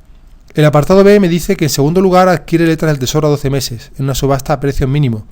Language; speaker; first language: Spanish; native; Spanish